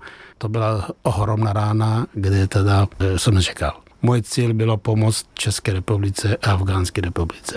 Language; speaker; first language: Czech; non-native, fluent; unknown